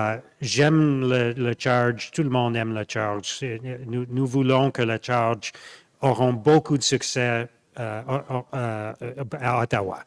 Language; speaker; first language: French; non-native, local second language; English